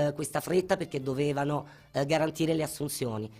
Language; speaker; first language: Italian; native; Italian